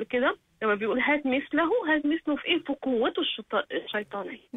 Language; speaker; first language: Arabic; native; Arabic